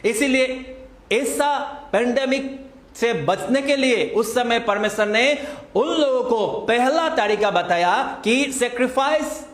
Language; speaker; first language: Hindi; non-native, local second language; Assamese